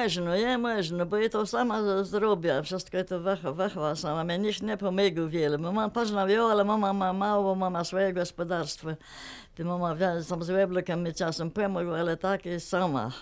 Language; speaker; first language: Polish; non-native, local second language; Kashubian